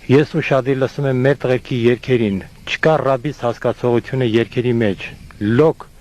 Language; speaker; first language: Armenian; non-native, fluent; Estonian